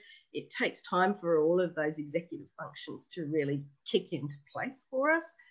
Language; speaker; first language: English; native; English